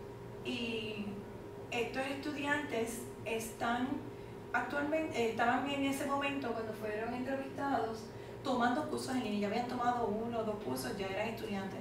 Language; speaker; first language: Spanish; native; Spanish